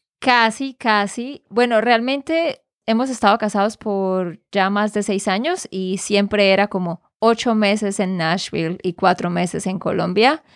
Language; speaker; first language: Spanish; native; Spanish